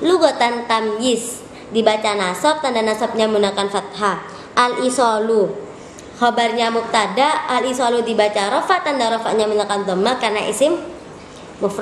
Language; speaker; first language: Indonesian; native; Indonesian